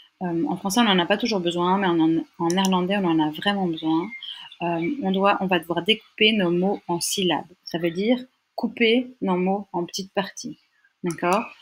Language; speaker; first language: French; native; French